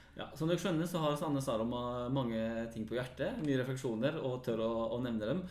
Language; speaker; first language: Norwegian; native; Norwegian